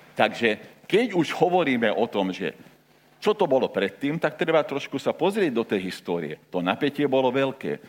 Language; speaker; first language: Slovak; non-native, local second language; Hungarian